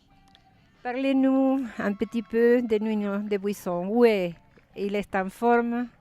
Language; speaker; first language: French; non-native, learner; Spanish